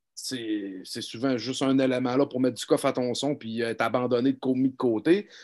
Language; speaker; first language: French; native; French